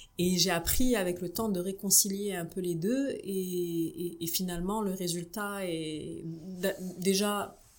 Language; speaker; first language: French; non-native, local second language; Arabic